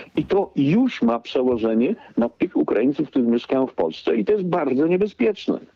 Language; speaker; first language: Polish; native; Polish